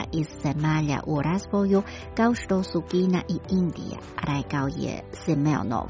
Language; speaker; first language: Croatian; non-native, fluent; Chinese